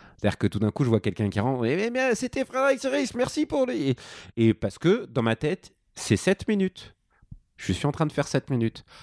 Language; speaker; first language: French; native; French